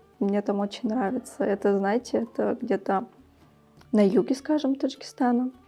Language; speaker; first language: Russian; early bilingual, other home language; Tajik